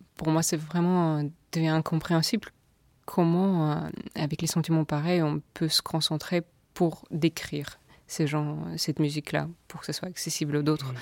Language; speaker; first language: French; non-native, fluent; Russian